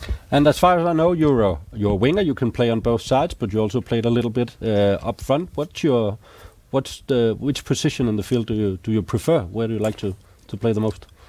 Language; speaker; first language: English; non-native, fluent; Danish